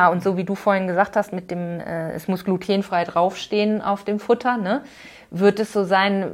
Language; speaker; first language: German; native; German